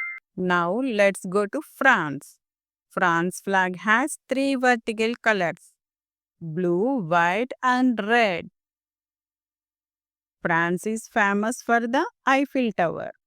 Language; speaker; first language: English; non-native, local second language; Telugu